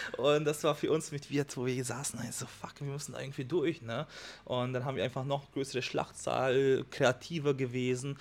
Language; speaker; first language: German; non-native, fluent; Hungarian